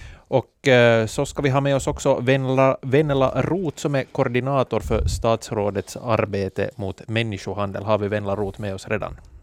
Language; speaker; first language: Swedish; native; Swedish